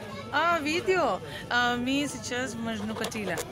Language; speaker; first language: Russian; non-native, learner; Hindi